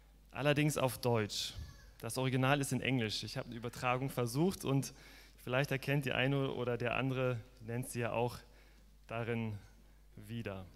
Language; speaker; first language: German; native; German